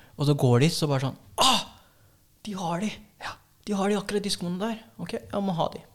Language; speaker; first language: Norwegian; early bilingual, other home language; Filipino